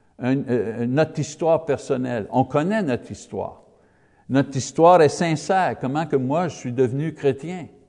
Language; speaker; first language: French; non-native, fluent; English